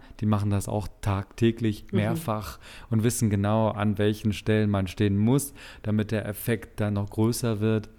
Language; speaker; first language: German; native; German